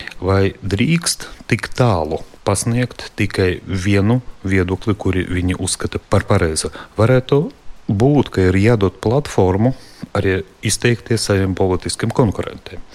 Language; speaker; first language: Latvian; non-native, local second language; Russian